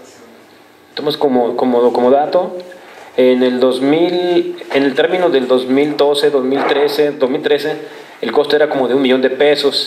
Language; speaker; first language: Spanish; native; Spanish